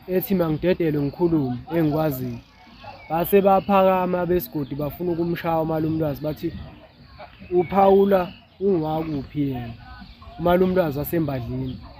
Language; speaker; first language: Zulu; native; Zulu